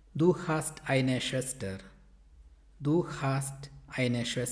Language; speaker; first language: German; non-native, fluent; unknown